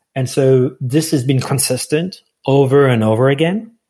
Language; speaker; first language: English; non-native, fluent; French